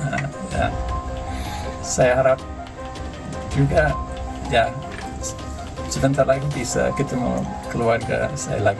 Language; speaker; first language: Indonesian; non-native, learner; English